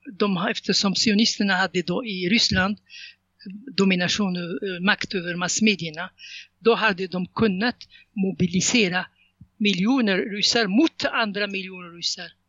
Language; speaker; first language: Swedish; non-native, fluent; Arabic